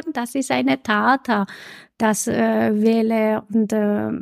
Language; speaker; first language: German; non-native, fluent; Persian